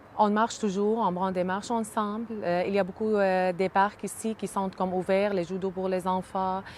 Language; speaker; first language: French; non-native, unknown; Arabic